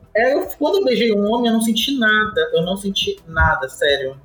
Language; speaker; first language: Portuguese; native; Portuguese